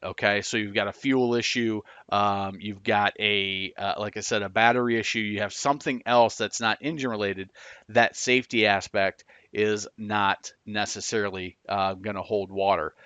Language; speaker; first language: English; native; English